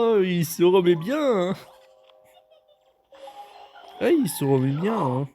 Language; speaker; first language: French; native; French